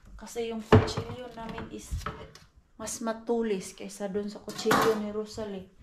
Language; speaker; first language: Filipino; native; Filipino